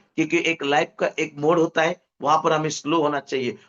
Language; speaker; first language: Hindi; non-native, local second language; Marathi